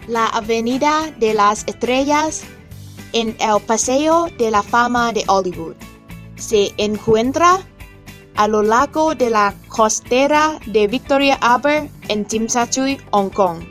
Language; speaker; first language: Spanish; non-native, learner; Cantonese